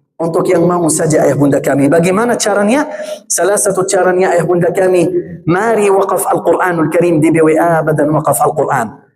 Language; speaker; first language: Malay; non-native, fluent; Arabic